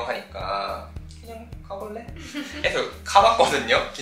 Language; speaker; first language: Korean; non-native, fluent; Japanese